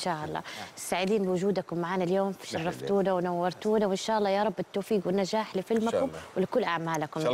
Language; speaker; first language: Arabic; native; Arabic